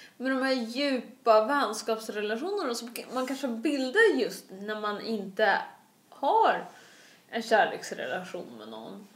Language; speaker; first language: Swedish; early bilingual, other home language; Russian